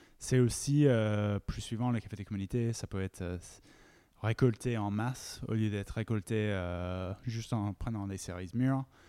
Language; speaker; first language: French; non-native, fluent; English